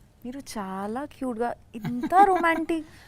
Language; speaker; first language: Telugu; non-native, learner; Bangla